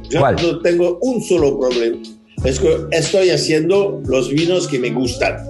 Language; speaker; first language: Spanish; non-native, fluent; French